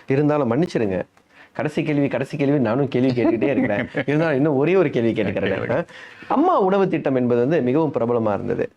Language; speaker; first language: Tamil; native; Tamil